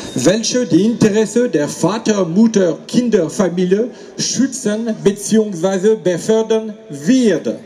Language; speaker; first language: German; non-native, fluent; French